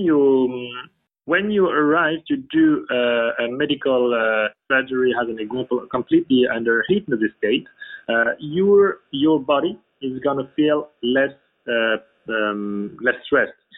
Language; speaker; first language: English; non-native, fluent; French